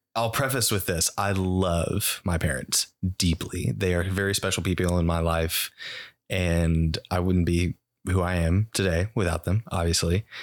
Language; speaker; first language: English; early bilingual, other home language; Spanish